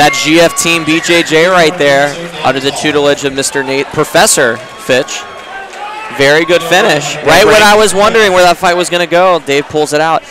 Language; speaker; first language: English; native; English